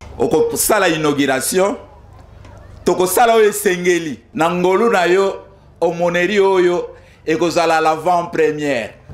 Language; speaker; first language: Lingala; non-native, local second language; Kongo